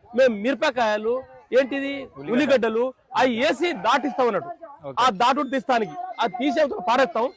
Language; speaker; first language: Telugu; non-native, local second language; Lambadi